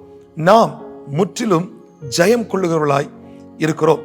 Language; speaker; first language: Tamil; native; Tamil